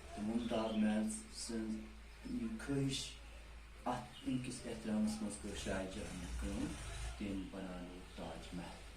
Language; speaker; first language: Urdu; non-native, local second language; Kashmiri